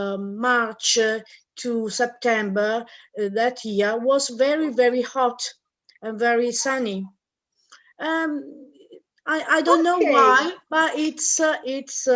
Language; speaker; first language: English; non-native, learner; Italian